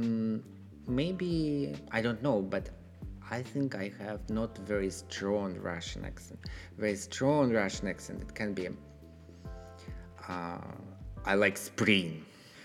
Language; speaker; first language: English; non-native, learner; Russian